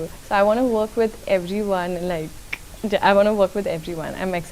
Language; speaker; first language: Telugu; non-native, local second language; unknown